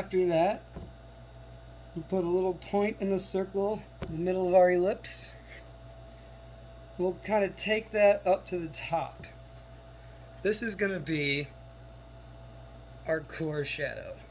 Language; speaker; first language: English; native; English